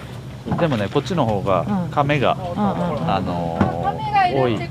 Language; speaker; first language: Japanese; native; Japanese